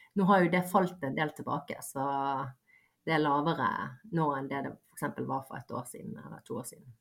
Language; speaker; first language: Norwegian; early bilingual, other home language; Bosnian